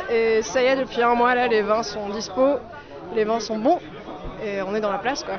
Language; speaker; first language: French; native; French